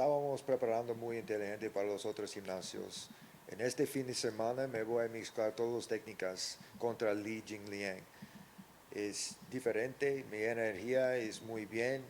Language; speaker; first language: Spanish; early bilingual, heritage; English